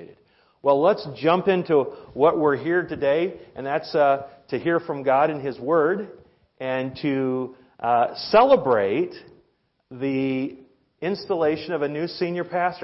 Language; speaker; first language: English; native; English